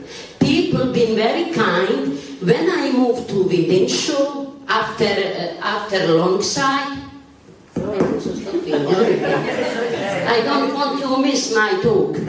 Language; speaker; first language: English; non-native, learner; Bosnian